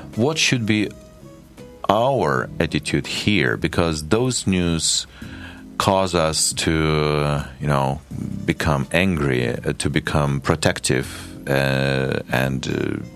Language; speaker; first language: English; non-native, fluent; Ukrainian